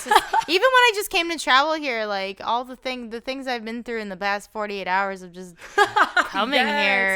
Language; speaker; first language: English; native; English